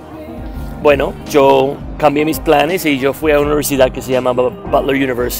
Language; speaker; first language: Spanish; non-native, fluent; English